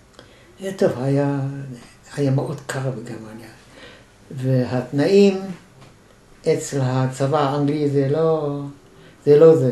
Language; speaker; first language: Hebrew; non-native, fluent; German